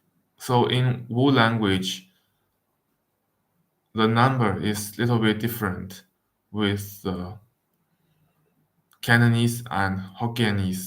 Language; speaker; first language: English; non-native, fluent; Wu Chinese